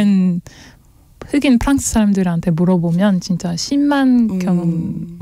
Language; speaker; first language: Korean; non-native, learner; French